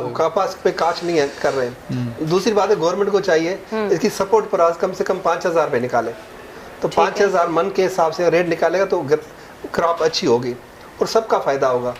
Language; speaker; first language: Urdu; non-native, local second language; Sindhi